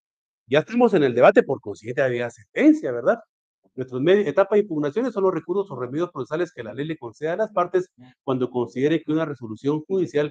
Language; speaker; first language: Spanish; native; Spanish